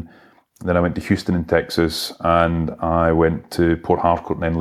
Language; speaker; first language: English; native; English